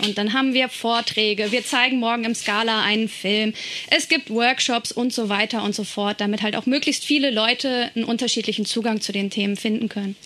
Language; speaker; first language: German; native; German